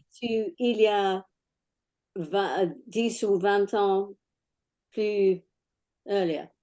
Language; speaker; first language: French; non-native, fluent; English